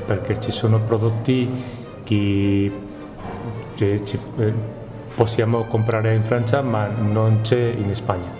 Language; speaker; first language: Italian; non-native, learner; Spanish